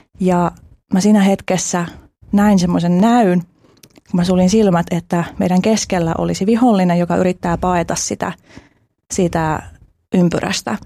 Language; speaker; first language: Finnish; early bilingual, other home language; Albanian